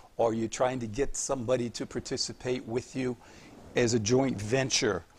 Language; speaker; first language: English; native; English